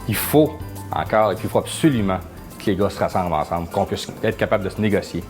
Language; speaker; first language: French; native; French